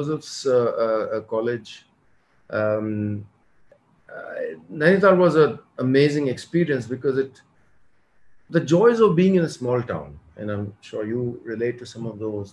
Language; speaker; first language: English; non-native, local second language; Hindi